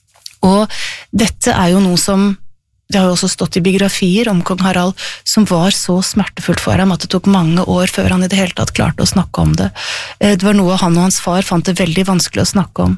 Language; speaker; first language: Norwegian; native; Norwegian